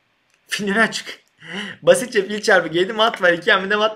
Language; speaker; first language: Turkish; native; Turkish